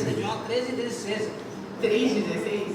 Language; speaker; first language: Portuguese; non-native, learner; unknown